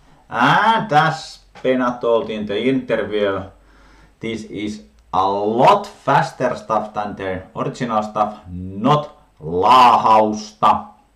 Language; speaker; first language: English; non-native, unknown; Finnish